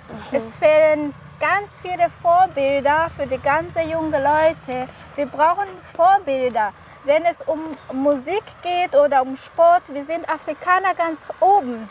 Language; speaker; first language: German; non-native, fluent; Kinyarwanda